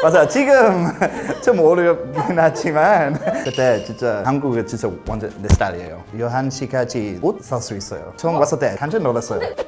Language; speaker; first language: Korean; non-native, learner; English